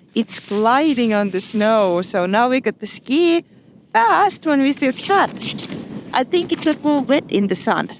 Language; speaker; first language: English; non-native, fluent; Finnish